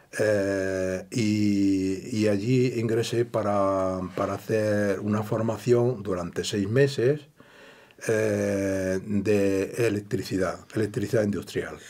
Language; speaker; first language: Spanish; native; Spanish